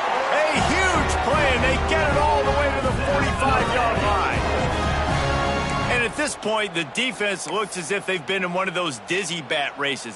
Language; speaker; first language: English; native; English